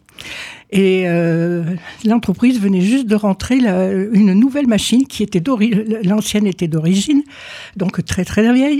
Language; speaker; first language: French; native; French